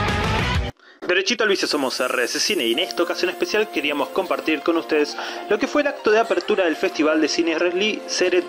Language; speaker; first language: Spanish; native; Spanish